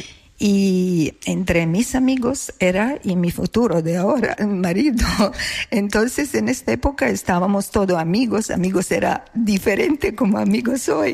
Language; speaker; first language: Spanish; non-native, learner; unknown